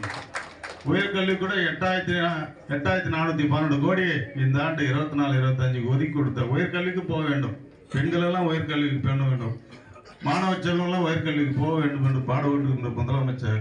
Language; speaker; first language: Tamil; native; Tamil